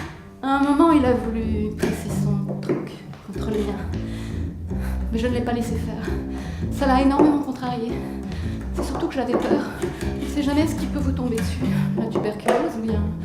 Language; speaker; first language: French; native; French